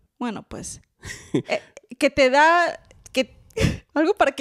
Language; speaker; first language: Spanish; early bilingual, heritage; Spanish